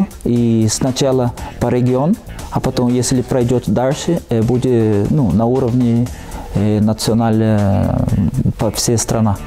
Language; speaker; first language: Russian; non-native, fluent; Portuguese